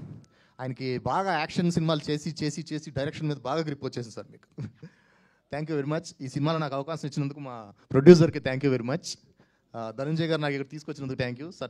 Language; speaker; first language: Telugu; non-native, fluent; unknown